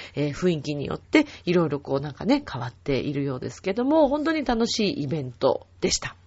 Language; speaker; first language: Japanese; native; Japanese